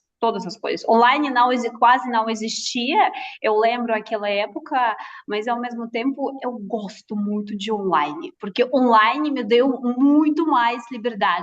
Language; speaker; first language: Portuguese; non-native, fluent; Russian